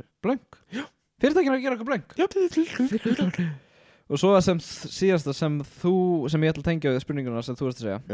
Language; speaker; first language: Icelandic; native; Icelandic